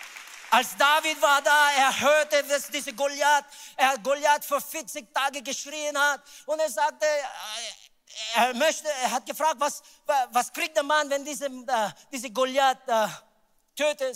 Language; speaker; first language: German; non-native, learner; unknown